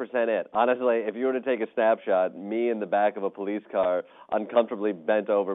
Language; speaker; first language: English; native; English